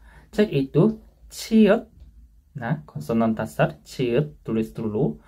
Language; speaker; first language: Indonesian; non-native, fluent; Korean